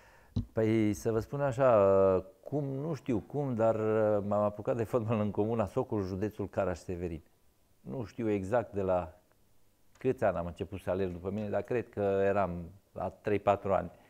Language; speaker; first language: Romanian; non-native, local second language; Serbian